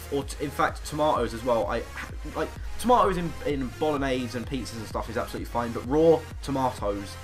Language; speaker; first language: English; native; English